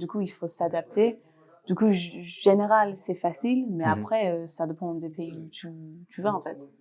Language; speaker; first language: French; non-native, fluent; English